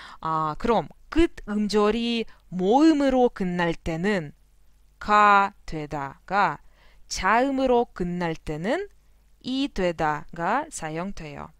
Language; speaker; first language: Korean; non-native, fluent; Russian